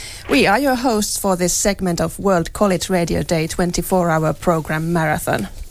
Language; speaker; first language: English; non-native, fluent; Finnish